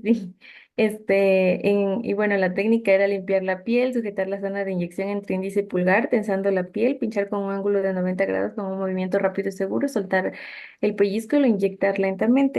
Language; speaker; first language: Spanish; native; Spanish